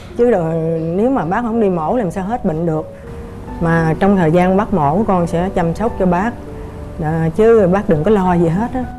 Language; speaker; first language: Vietnamese; native; Vietnamese